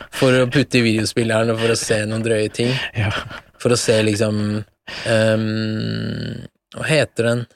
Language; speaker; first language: Norwegian; early bilingual, other home language; Persian